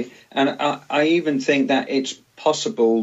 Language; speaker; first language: English; native; English